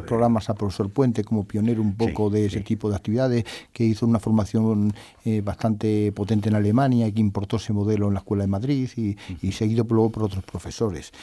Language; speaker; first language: Spanish; native; Spanish